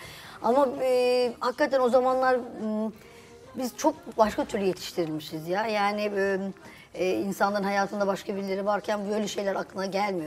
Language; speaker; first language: Turkish; native; Turkish